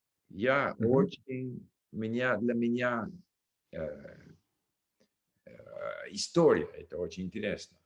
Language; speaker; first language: Russian; non-native, learner; English